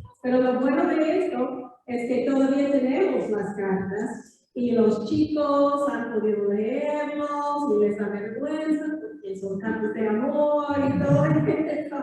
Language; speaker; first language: Spanish; non-native, fluent; English